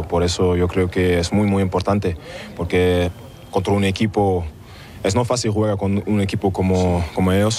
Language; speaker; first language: Spanish; non-native, learner; German